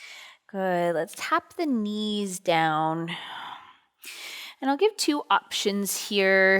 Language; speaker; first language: English; native; English